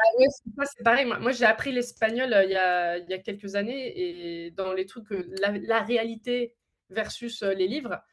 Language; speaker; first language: French; native; French